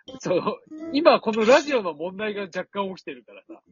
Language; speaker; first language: Japanese; native; Japanese